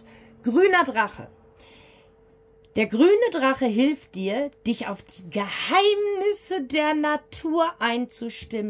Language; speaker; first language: German; native; German